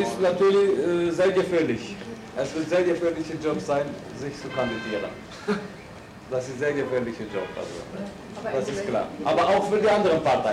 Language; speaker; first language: German; non-native, fluent; Turkish